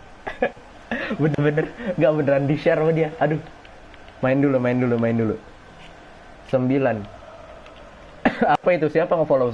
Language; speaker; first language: Indonesian; native; Indonesian